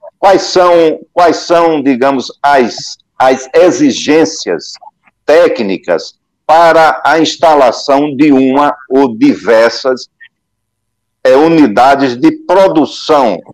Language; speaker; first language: Portuguese; non-native, learner; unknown